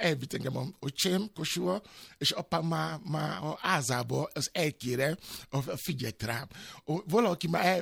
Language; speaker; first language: Hungarian; non-native, learner; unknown